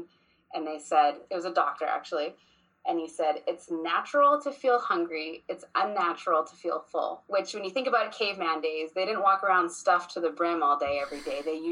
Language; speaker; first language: English; native; English